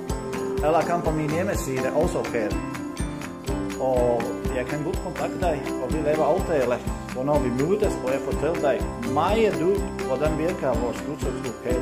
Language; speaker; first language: Danish; non-native, learner; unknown